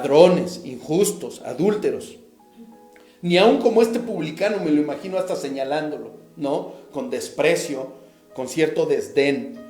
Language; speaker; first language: Spanish; native; Spanish